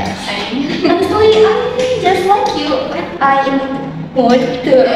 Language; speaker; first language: English; non-native, learner; Indonesian